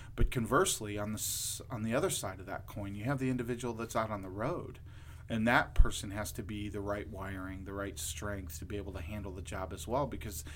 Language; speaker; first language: English; native; English